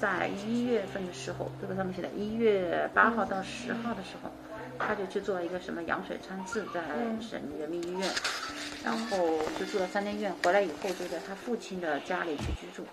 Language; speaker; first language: Chinese; native; Chinese